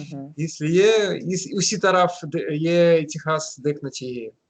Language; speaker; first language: Hindi; non-native, learner; Russian